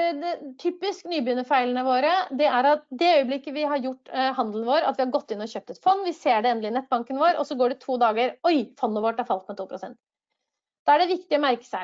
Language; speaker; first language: Norwegian; native; Norwegian